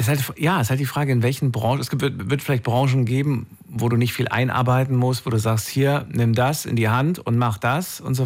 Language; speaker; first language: German; native; German